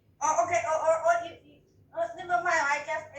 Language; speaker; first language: English; non-native, learner; Chinese